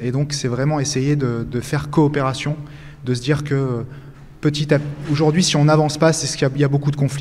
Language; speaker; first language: French; native; French